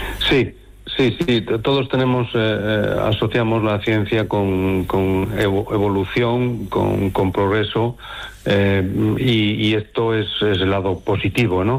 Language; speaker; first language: Spanish; native; Spanish